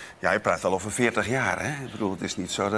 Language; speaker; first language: Dutch; native; Dutch